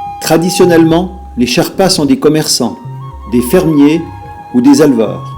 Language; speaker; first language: French; native; French